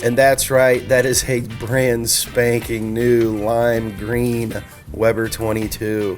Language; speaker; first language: English; native; English